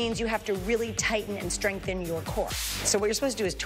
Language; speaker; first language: English; native; English